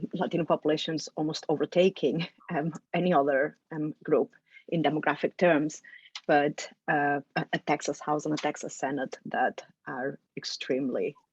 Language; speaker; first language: English; non-native, fluent; Catalan